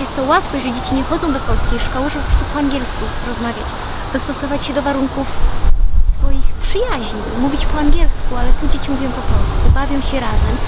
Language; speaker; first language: Polish; early bilingual, heritage; Polish